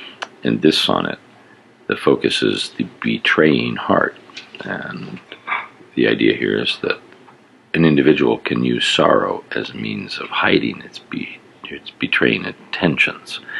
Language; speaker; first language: English; native; English